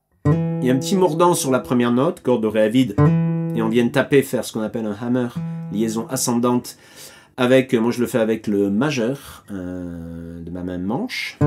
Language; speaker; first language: French; native; French